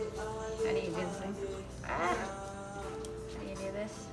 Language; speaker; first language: English; native; English